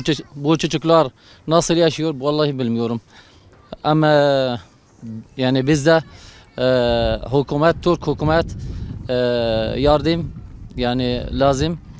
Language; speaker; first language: Turkish; non-native, learner; Arabic